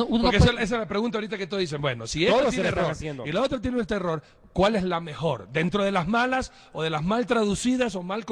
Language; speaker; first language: Spanish; native; Spanish